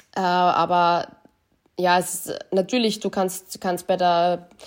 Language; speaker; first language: German; native; German